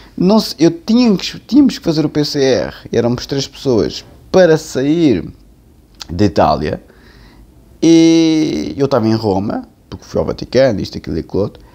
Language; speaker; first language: Portuguese; native; Portuguese